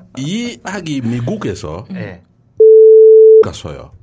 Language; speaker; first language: Korean; non-native, learner; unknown